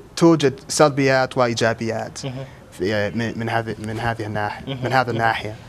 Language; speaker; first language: Arabic; non-native, fluent; English